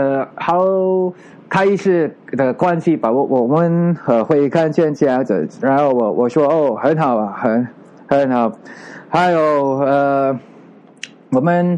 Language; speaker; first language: Chinese; non-native, learner; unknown